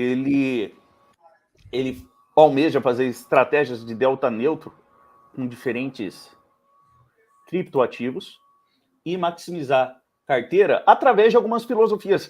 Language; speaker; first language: Portuguese; native; Portuguese